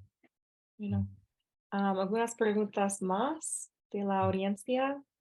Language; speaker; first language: Spanish; non-native, fluent; English